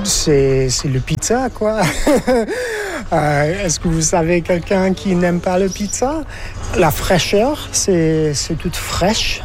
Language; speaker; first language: French; non-native, fluent; English